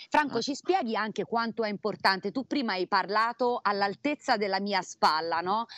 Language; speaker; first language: Italian; native; Italian